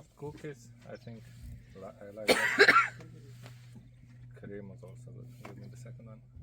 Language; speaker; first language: English; non-native, fluent; Slovenian